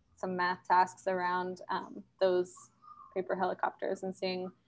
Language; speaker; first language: English; native; English